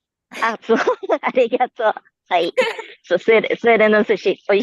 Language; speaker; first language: Japanese; non-native, learner; Swedish